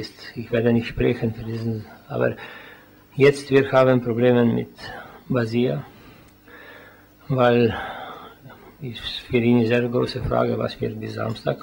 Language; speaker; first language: German; non-native, fluent; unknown